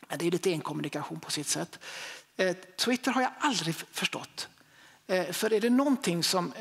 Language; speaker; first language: Swedish; native; Swedish